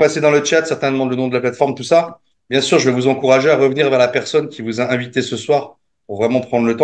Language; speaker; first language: French; native; French